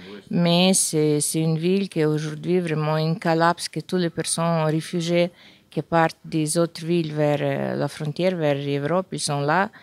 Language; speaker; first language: French; non-native, fluent; Ukrainian